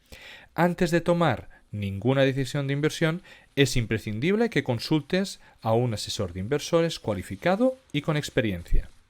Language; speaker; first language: Spanish; native; Spanish